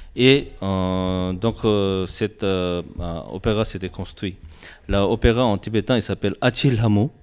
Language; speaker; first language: French; non-native, learner; Tibetan